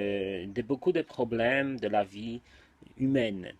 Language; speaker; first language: French; non-native, learner; Polish